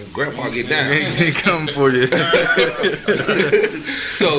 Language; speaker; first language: English; native; English